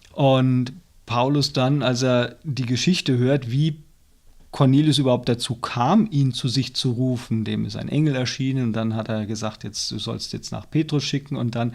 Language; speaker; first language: German; native; German